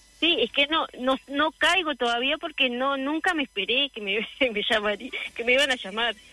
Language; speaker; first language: Spanish; native; Spanish